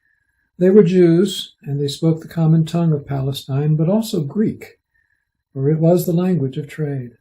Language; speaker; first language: English; native; English